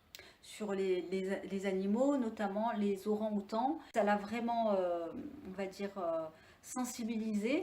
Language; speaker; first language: French; native; French